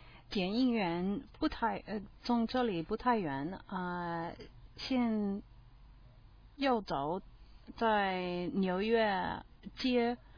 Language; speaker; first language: Chinese; non-native, learner; English